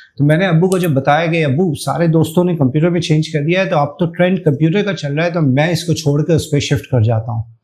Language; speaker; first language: Urdu; native; Urdu